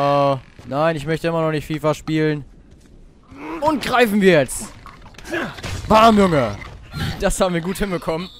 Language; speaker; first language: German; native; German